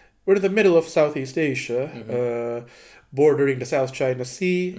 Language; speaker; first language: English; non-native, local second language; Filipino